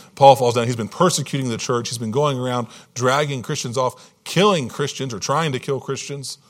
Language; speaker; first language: English; native; English